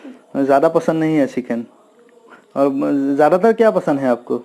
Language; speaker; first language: Hindi; non-native, local second language; Assamese